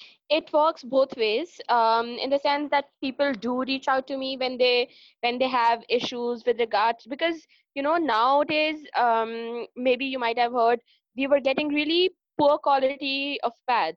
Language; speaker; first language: English; non-native, local second language; Urdu